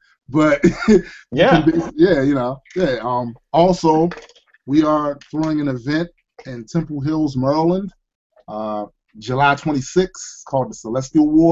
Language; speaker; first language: English; native; English